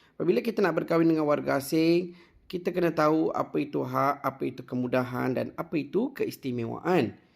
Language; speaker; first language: Malay; non-native, local second language; Tamil